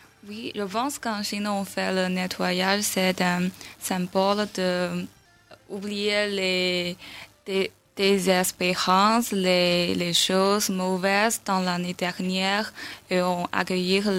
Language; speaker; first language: French; non-native, learner; Chinese